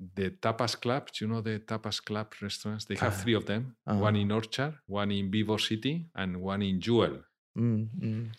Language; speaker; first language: English; non-native, fluent; Spanish